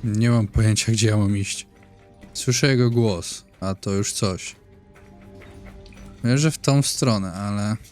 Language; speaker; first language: Polish; native; Polish